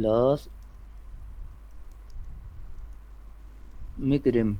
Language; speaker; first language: Persian; non-native, learner; Urdu